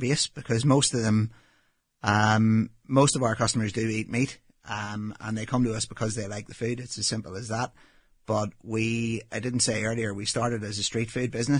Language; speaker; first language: English; native; English